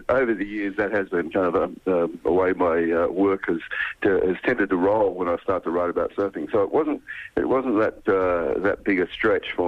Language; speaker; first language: English; native; English